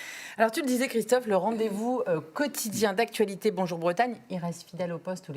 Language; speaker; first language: French; native; French